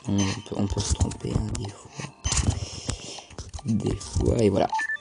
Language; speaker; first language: French; native; French